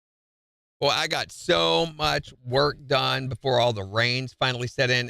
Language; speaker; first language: English; native; English